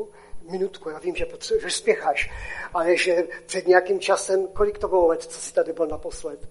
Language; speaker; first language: Czech; non-native, local second language; Polish